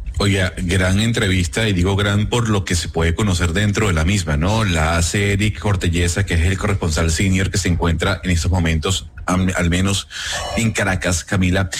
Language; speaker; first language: Spanish; native; Spanish